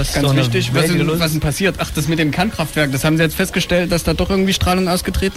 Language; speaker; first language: German; native; German